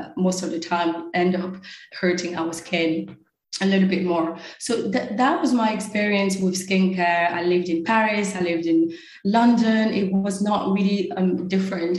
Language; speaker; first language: English; non-native, fluent; French